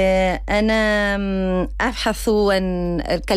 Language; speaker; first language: Arabic; non-native, learner; Spanish